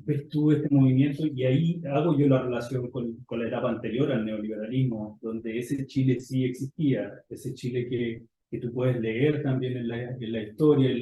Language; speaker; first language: Spanish; native; Spanish